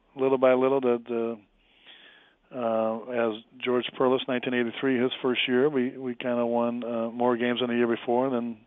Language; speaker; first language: English; native; English